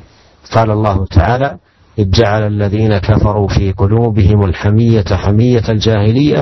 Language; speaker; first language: Arabic; native; Arabic